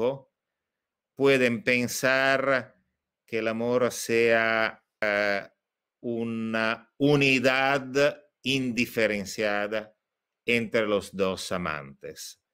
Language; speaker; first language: Spanish; non-native, fluent; Italian